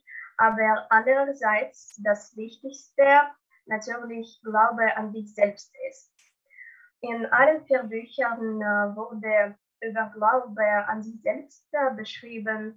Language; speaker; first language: German; non-native, learner; Russian